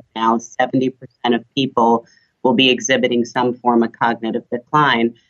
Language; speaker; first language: English; early bilingual, other home language; German